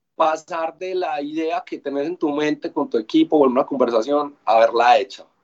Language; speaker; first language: Spanish; native; Spanish